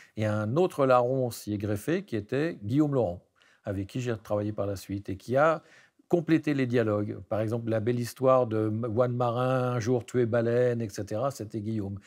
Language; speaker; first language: French; native; French